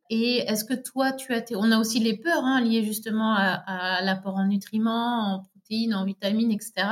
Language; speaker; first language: French; native; French